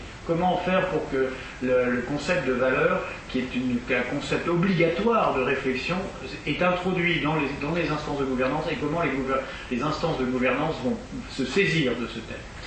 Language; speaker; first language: French; native; French